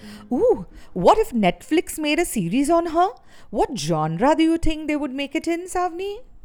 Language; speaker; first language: English; non-native, local second language; Marathi